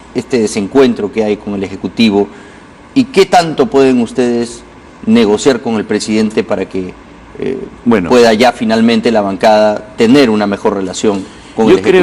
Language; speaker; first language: Spanish; native; Spanish